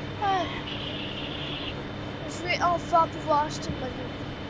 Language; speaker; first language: French; native; French